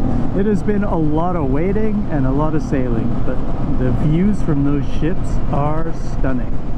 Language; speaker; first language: English; native; English